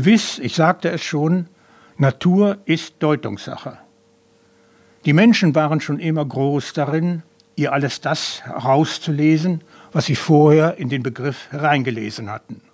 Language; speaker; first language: German; native; German